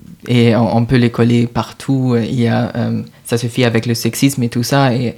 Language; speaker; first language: French; non-native, fluent; German